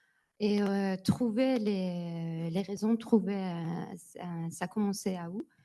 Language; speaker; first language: French; non-native, learner; Persian